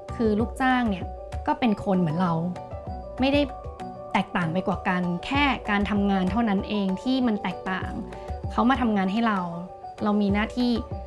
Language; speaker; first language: Thai; native; Thai